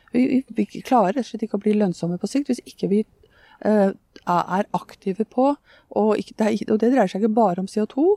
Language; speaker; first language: Norwegian; native; Norwegian